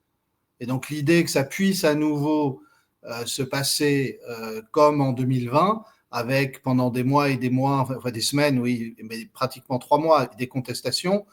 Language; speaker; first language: French; native; French